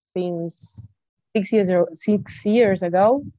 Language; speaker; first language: English; non-native, fluent; Spanish